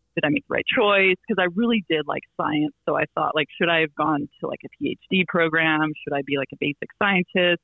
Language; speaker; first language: English; native; English